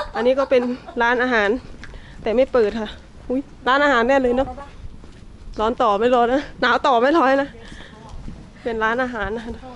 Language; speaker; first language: Thai; native; Thai